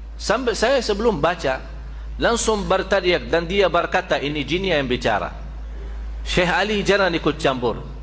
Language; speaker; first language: Malay; non-native, fluent; Arabic